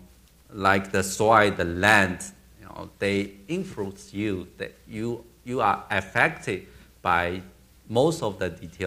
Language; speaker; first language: English; non-native, learner; Chinese